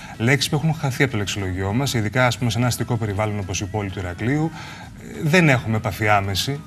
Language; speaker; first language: Greek; native; Greek